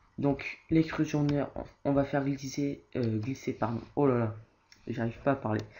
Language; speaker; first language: French; native; French